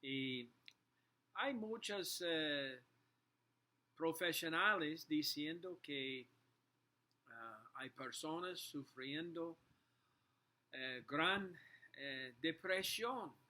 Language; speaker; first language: Spanish; non-native, learner; English